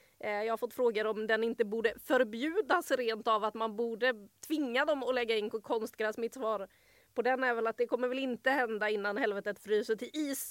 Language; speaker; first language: Swedish; native; Swedish